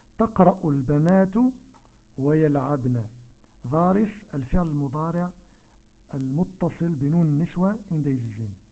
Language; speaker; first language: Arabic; non-native, fluent; Dutch